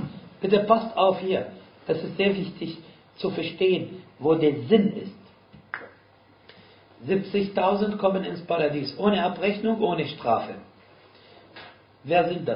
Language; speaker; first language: German; non-native, fluent; Arabic